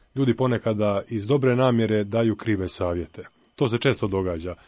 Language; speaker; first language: Croatian; native; Croatian